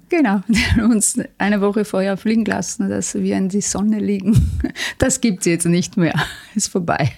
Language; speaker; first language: German; non-native, fluent; Italian